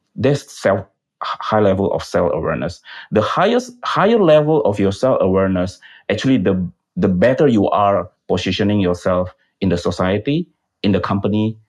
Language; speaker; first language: English; non-native, fluent; Indonesian